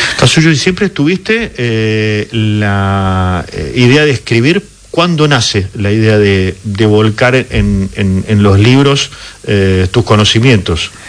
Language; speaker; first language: Spanish; native; Spanish